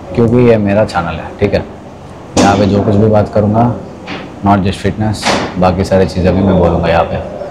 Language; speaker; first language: Hindi; non-native, local second language; Telugu